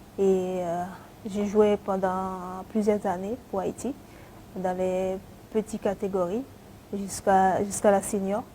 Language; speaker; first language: French; non-native, local second language; Haitian Creole